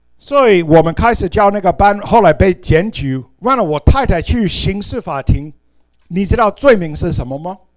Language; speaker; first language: Chinese; non-native, fluent; English